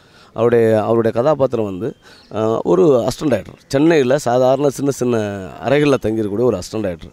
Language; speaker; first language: Tamil; native; Tamil